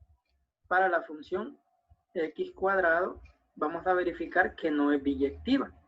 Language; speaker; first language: Spanish; native; Spanish